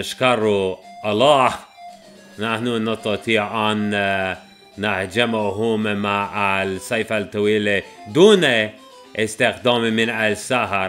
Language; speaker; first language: Arabic; non-native, learner; English